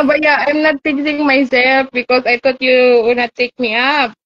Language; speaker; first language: English; non-native, learner; Bangla